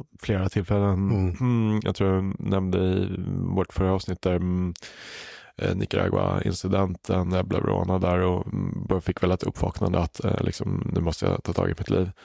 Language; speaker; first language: Swedish; native; Swedish